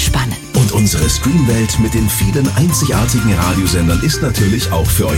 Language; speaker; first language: German; native; German